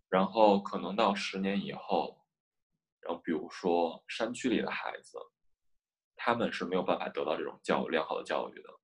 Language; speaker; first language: Chinese; native; Chinese